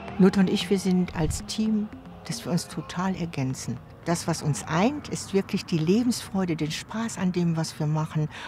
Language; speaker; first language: German; native; German